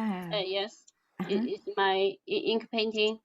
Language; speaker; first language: English; non-native, learner; Chinese